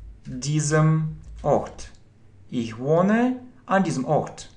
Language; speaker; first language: German; non-native, fluent; Russian